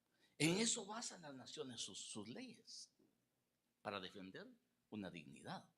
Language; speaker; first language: Spanish; native; Spanish